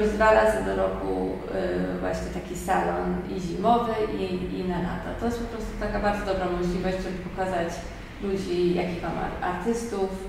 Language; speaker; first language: Polish; early bilingual, heritage; Polish